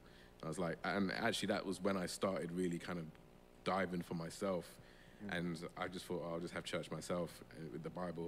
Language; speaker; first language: English; native; English